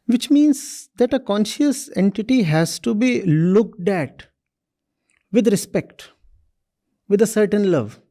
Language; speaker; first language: English; non-native, local second language; Hindi